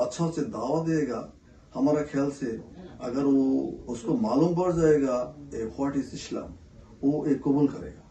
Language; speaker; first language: Hindi; non-native, local second language; Bangla